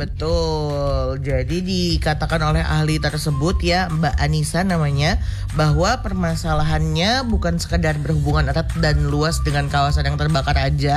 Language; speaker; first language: Indonesian; native; Indonesian